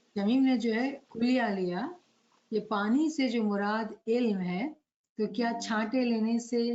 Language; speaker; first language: Hindi; non-native, local second language; Gujarati